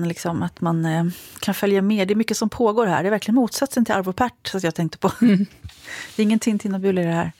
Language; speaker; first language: Swedish; native; Swedish